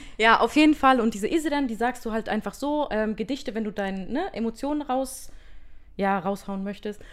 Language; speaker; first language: German; early bilingual, other home language; Berber languages